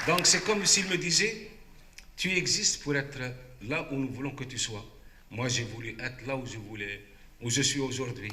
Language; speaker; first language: French; non-native, local second language; Arabic